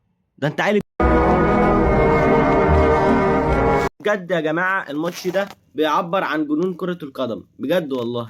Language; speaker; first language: Arabic; native; Arabic